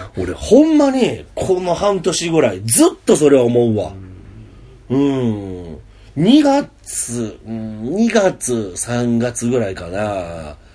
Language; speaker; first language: Japanese; native; Japanese